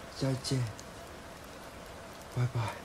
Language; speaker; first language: Korean; non-native, learner; Chinese